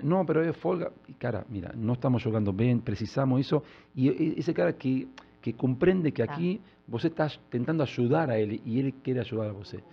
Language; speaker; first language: Portuguese; non-native, learner; Spanish